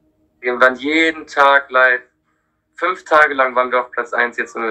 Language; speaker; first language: German; native; German